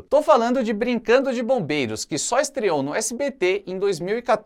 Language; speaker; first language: Portuguese; native; Portuguese